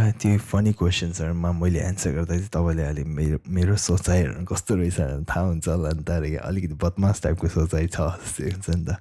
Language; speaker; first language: Nepali; non-native, local second language; Tibetan